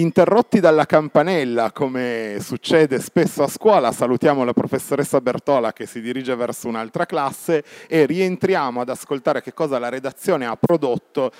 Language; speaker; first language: Italian; native; Italian